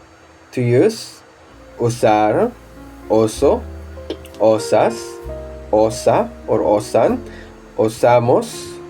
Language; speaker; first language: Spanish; non-native, learner; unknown